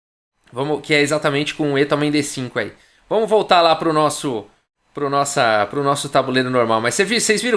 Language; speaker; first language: Portuguese; native; Portuguese